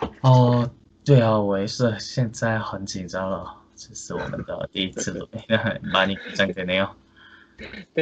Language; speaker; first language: Chinese; non-native, fluent; Korean